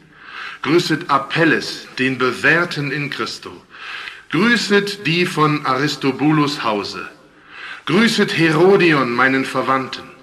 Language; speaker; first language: German; native; German